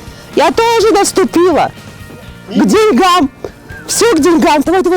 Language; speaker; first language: Russian; native; Russian